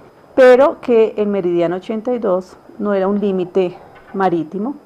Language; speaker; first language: Spanish; native; Spanish